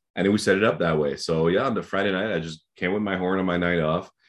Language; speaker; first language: English; non-native, fluent; French